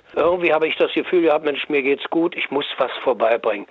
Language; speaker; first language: German; native; German